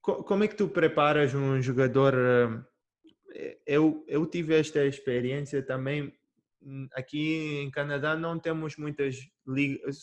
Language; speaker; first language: Portuguese; early bilingual, heritage; Portuguese